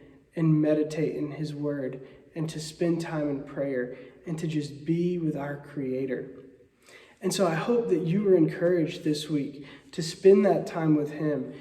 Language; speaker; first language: English; native; English